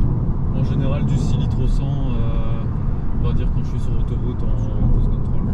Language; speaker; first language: French; native; French